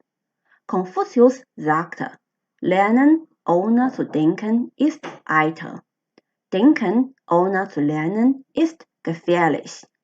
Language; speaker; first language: German; non-native, fluent; Chinese